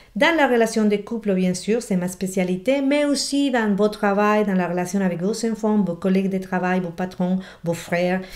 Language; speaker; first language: French; non-native, fluent; Spanish